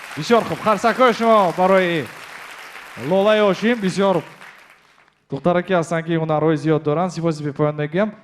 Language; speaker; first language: Tajik; native; Tajik